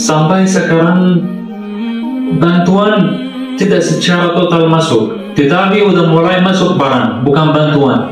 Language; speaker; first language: Indonesian; non-native, fluent; Arabic